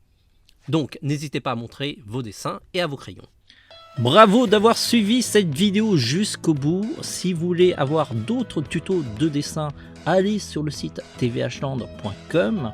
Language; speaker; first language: French; native; French